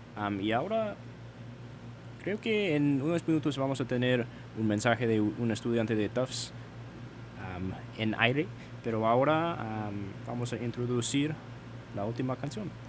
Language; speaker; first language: Spanish; non-native, learner; English